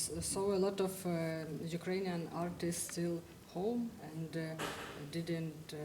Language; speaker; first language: English; non-native, fluent; Ukrainian